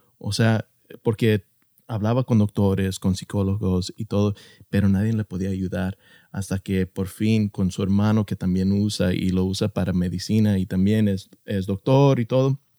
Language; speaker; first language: Spanish; early bilingual, heritage; Spanish